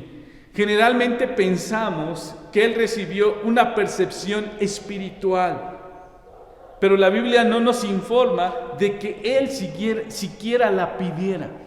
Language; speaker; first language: Spanish; native; Spanish